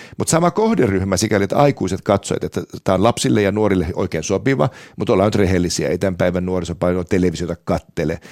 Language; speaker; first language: Finnish; native; Finnish